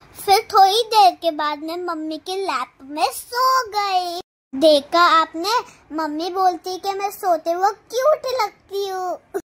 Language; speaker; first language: Hindi; non-native, local second language; Telugu